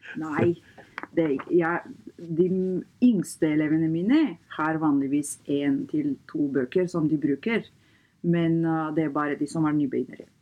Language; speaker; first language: Norwegian; non-native, fluent; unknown